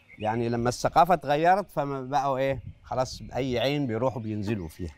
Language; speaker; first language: Egyptian Arabic; non-native, local second language; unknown